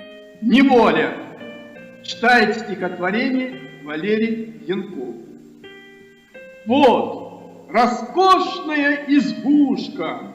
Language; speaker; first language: Russian; native; Russian